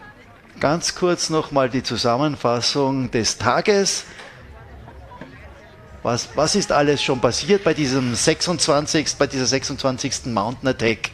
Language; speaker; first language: German; native; German